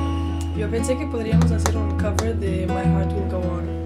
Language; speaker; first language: Spanish; non-native, fluent; Portuguese